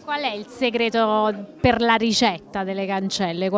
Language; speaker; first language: Italian; native; Italian